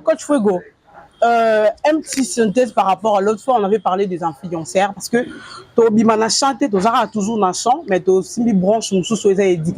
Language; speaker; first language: French; non-native, local second language; Lingala